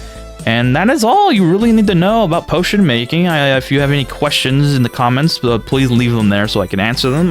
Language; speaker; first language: English; native; English